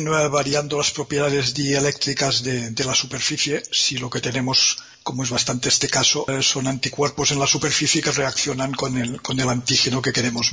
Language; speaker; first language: Spanish; native; Spanish